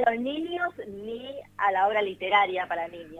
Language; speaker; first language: Spanish; native; Spanish